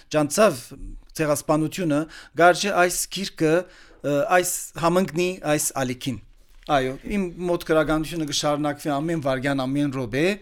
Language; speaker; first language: Armenian; early bilingual, heritage; Armenian